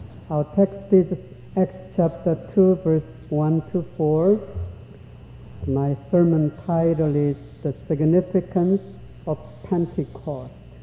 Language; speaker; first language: English; non-native, fluent; Korean